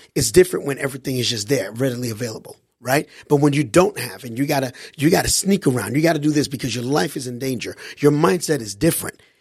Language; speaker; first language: English; early bilingual, other home language; Haitian Creole